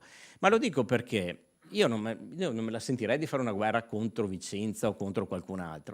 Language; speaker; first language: Italian; native; Italian